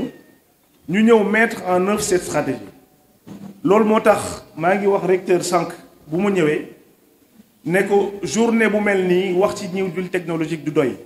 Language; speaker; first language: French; non-native, local second language; Wolof